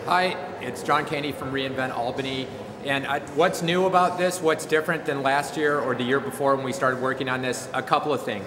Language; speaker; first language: English; native; English